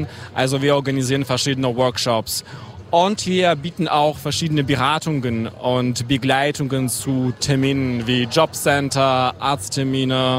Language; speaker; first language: German; non-native, fluent; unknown